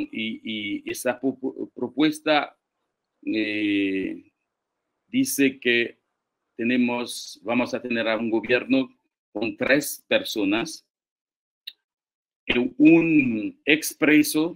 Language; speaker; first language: Spanish; non-native, fluent; Haitian Creole